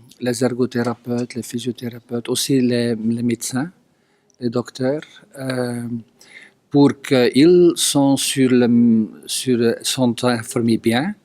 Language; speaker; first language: French; non-native, local second language; Dutch